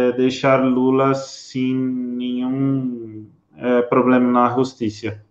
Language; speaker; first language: Spanish; non-native, learner; Portuguese